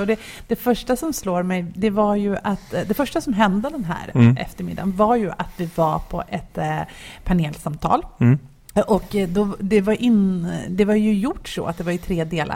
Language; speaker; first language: Swedish; native; Swedish